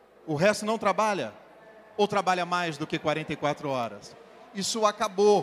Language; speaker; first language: Portuguese; native; Portuguese